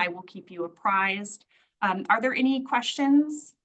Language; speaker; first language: English; native; English